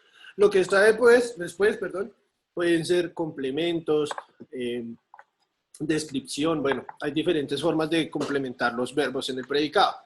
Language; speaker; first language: Spanish; native; Spanish